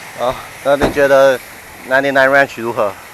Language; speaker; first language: Chinese; native; Chinese